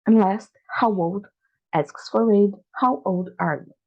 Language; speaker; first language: English; non-native, fluent; Portuguese